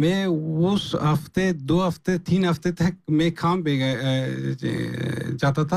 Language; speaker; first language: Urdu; non-native, learner; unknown